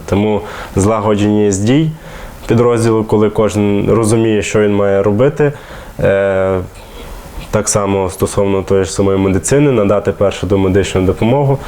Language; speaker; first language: Ukrainian; native; Ukrainian